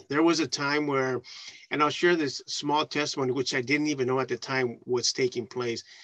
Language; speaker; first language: English; early bilingual, other home language; Spanish